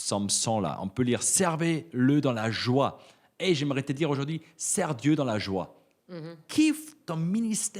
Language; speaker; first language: French; native; French